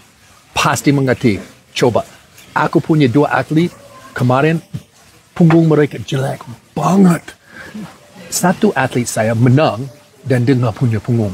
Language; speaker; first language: Indonesian; non-native, fluent; English